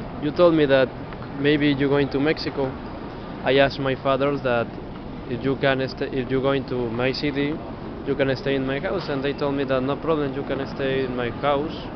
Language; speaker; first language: English; non-native, learner; Spanish